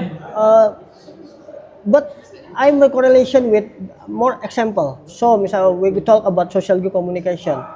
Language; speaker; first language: English; non-native, learner; Indonesian